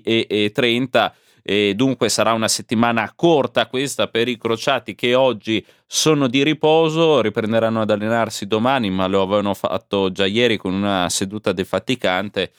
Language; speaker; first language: Italian; native; Italian